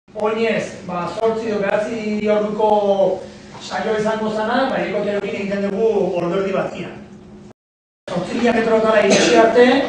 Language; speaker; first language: Basque; native; Basque